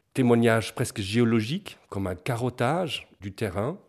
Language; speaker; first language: French; non-native, fluent; German